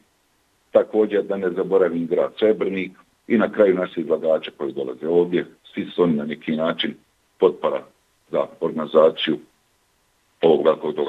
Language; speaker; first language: Bosnian; native; Bosnian